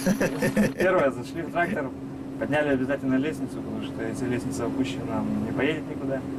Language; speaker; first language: Russian; native; Russian